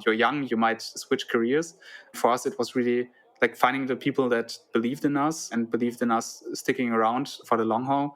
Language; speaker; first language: English; non-native, fluent; German